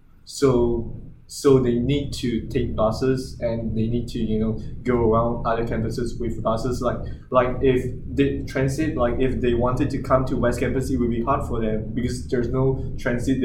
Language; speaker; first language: English; non-native, local second language; Chinese